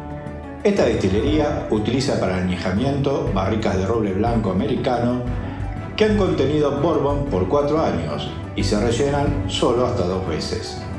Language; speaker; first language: Spanish; native; Spanish